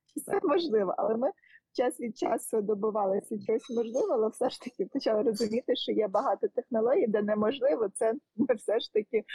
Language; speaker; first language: Ukrainian; native; Ukrainian